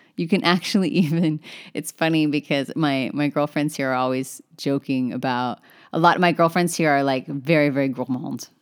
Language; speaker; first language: English; native; English